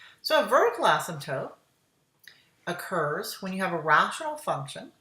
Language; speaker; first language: English; native; English